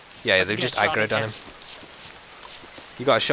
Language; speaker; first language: English; native; English